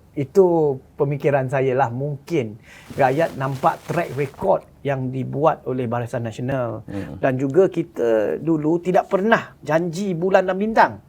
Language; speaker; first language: Malay; non-native, local second language; Chinese